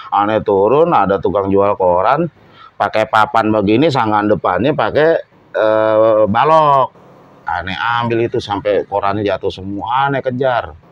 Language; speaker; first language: Indonesian; native; Indonesian